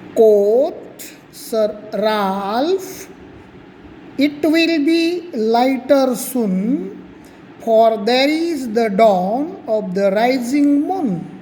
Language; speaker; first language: English; non-native, local second language; Marathi